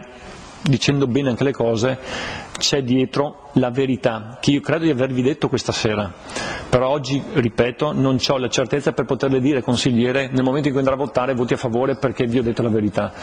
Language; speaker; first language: Italian; native; Italian